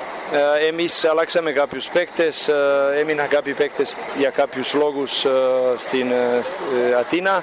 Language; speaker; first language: Greek; non-native, learner; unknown